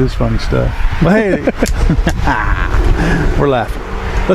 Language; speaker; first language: English; native; English